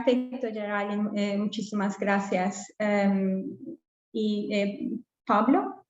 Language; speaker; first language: Spanish; non-native, fluent; English